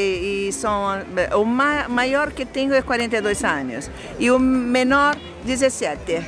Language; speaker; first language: Spanish; non-native, learner; Portuguese